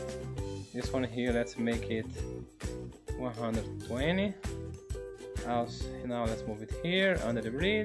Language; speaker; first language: English; non-native, fluent; Portuguese